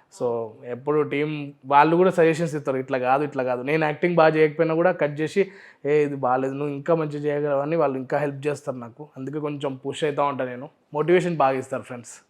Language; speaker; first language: Telugu; non-native, local second language; Urdu